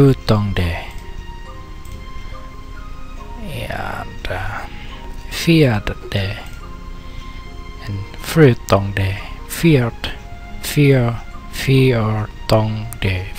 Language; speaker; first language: Swedish; non-native, learner; Vietnamese